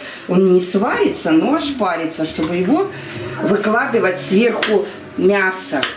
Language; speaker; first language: Russian; native; Russian